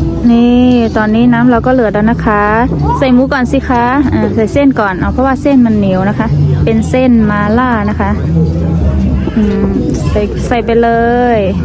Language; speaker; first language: Thai; non-native, fluent; Khün